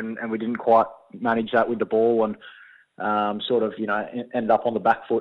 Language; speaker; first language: English; native; English